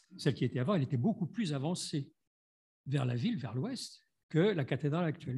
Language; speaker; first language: French; native; French